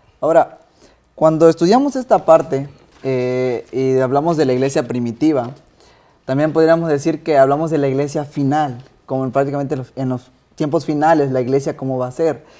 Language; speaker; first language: Spanish; native; Spanish